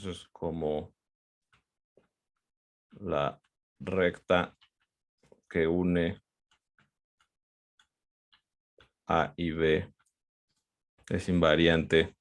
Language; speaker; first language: Spanish; native; Spanish